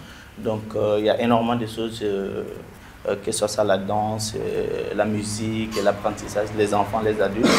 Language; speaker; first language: French; non-native, local second language; Bambara